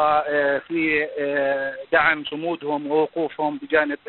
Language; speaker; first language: Arabic; native; Arabic